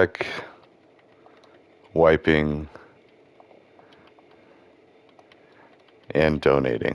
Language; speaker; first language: English; native; English